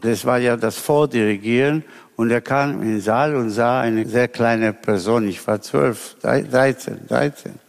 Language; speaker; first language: German; non-native, fluent; Spanish